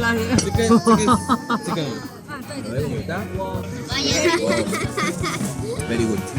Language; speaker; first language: Spanish; native; Spanish